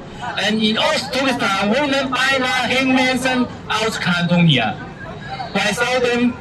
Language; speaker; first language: Dutch; non-native, learner; Cantonese